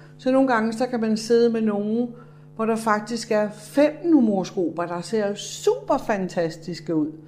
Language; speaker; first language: Danish; native; Danish